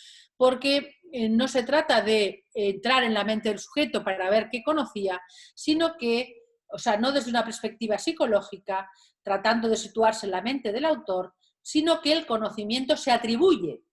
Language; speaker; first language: Spanish; native; Spanish